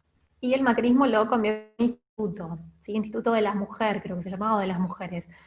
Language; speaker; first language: Spanish; native; Spanish